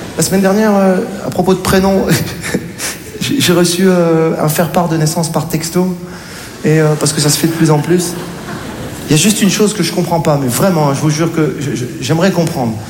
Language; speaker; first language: French; native; French